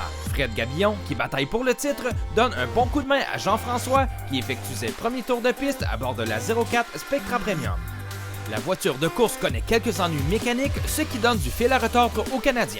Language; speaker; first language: French; native; French